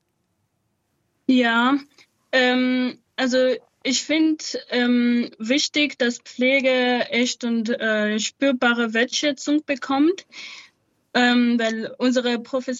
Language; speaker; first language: German; non-native, fluent; Malagasy